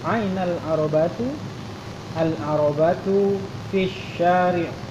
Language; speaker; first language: Arabic; non-native, learner; Indonesian